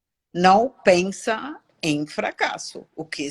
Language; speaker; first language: Portuguese; non-native, learner; German